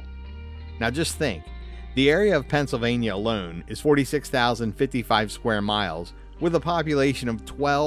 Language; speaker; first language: English; native; English